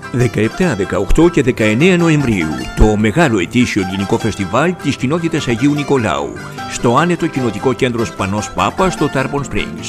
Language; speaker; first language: Greek; native; Greek